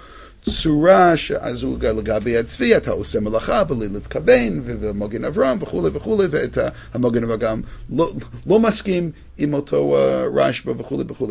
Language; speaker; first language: Hebrew; non-native, fluent; English